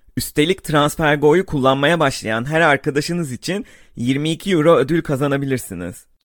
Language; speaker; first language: Turkish; native; Turkish